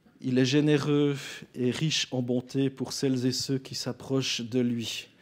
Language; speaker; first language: French; native; French